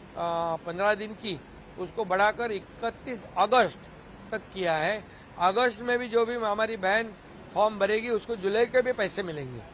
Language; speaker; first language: Hindi; non-native, local second language; Marathi